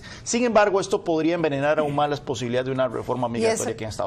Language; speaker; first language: Spanish; native; Spanish